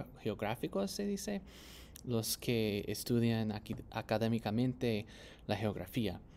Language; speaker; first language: Spanish; non-native, fluent; English